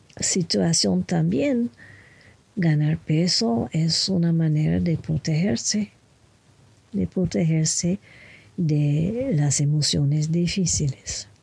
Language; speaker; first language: Spanish; non-native, fluent; French